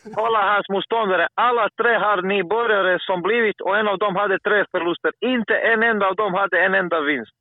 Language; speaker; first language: Swedish; non-native, fluent; Serbian